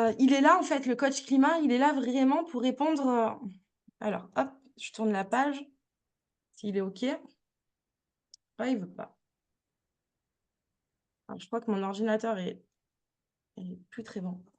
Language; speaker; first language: French; native; French